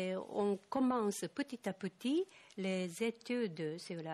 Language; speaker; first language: French; non-native, fluent; Japanese